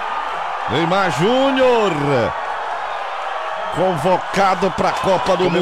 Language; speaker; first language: Portuguese; native; Portuguese